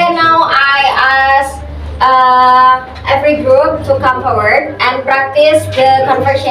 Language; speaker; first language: English; non-native, learner; Indonesian